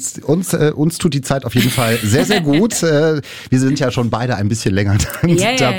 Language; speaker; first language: German; native; German